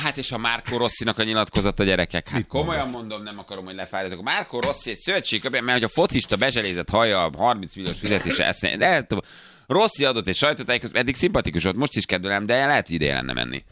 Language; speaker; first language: Hungarian; native; Hungarian